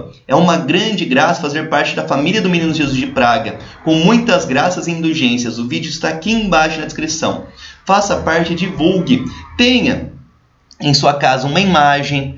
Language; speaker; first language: Portuguese; native; Portuguese